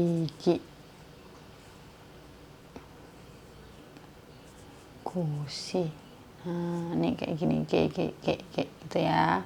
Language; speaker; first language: Indonesian; native; Indonesian